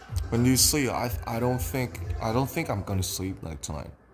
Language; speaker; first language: English; non-native, fluent; Korean